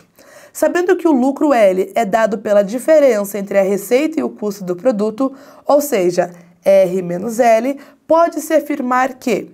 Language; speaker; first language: Portuguese; native; Portuguese